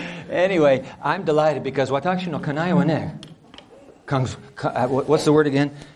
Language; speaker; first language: English; early bilingual, other home language; Japanese